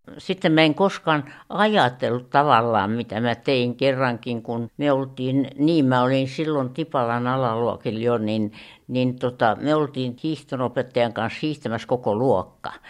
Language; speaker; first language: Finnish; native; Finnish